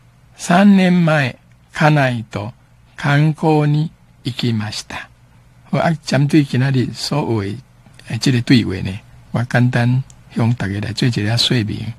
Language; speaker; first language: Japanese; non-native, fluent; Chinese